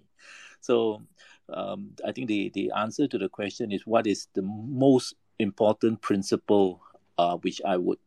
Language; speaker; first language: English; non-native, local second language; Malay